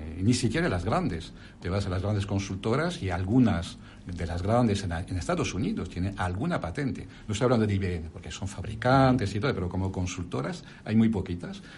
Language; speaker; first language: Spanish; non-native, fluent; French